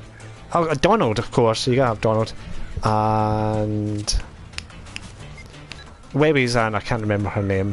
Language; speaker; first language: English; native; English